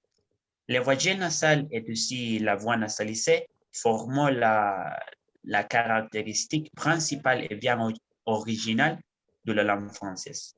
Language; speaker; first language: French; non-native, learner; Spanish